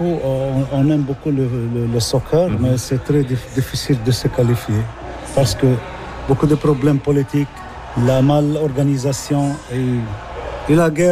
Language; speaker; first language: French; non-native, local second language; Arabic